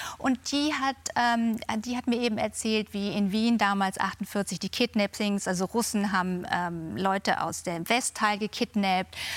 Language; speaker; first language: German; native; German